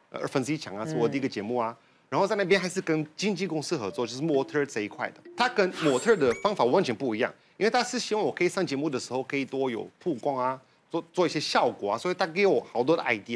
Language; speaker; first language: Chinese; non-native, fluent; Portuguese